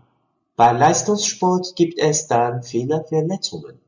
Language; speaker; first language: German; non-native, fluent; Chinese